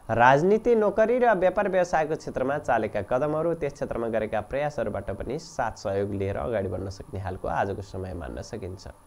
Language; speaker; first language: Nepali; native; Nepali